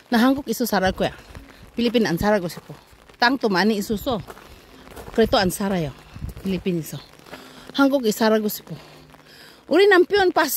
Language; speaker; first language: Korean; non-native, learner; Filipino